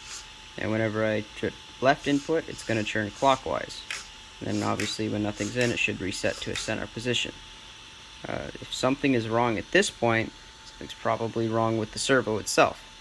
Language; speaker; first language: English; native; English